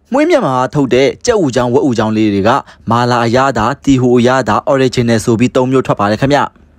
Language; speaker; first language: Burmese; native; Burmese